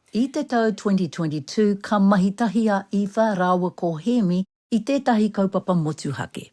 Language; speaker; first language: Māori; non-native, local second language; English